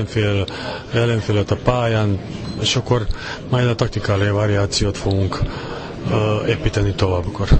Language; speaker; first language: Hungarian; non-native, learner; Serbian